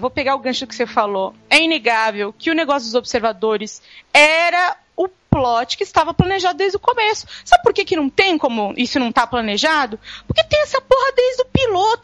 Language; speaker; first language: Portuguese; native; Portuguese